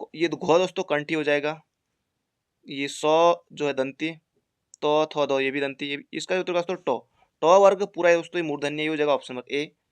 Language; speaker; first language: Hindi; native; Hindi